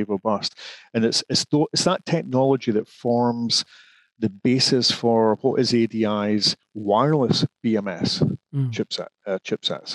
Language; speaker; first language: English; native; English